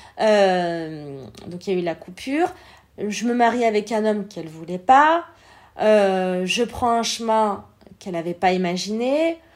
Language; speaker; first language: French; early bilingual, other home language; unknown